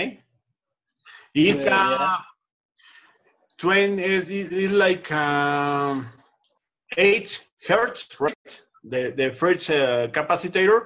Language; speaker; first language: English; non-native, learner; Spanish